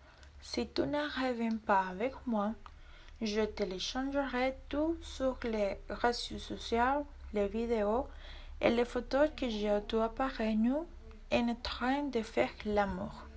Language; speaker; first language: French; non-native, learner; Spanish